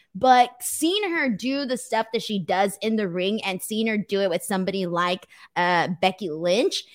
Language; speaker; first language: English; early bilingual, other home language; Spanish